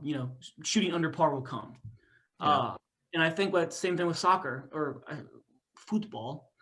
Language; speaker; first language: English; native; English